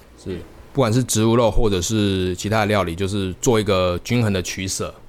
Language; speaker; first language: Chinese; native; Chinese